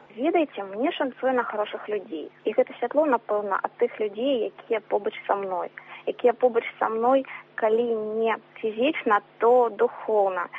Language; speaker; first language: Belarusian; native; Belarusian